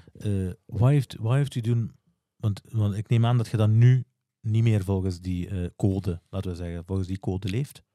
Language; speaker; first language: Dutch; early bilingual, other home language; Turkish